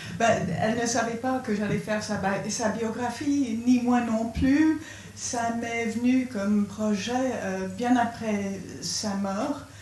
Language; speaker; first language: French; non-native, fluent; English